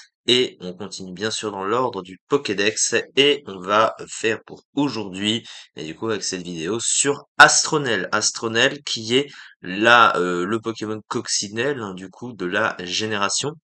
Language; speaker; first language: French; native; French